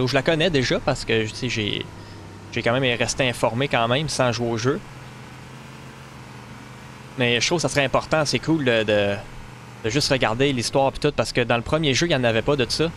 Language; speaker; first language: French; native; French